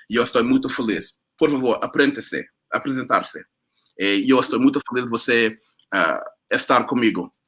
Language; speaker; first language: Portuguese; non-native, learner; English